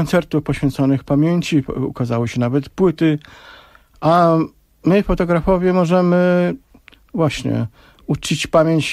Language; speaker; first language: Polish; native; Polish